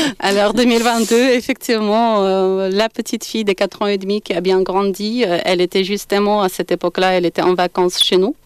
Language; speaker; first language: French; non-native, fluent; Ukrainian